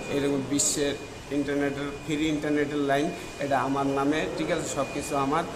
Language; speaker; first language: Bangla; native; Bangla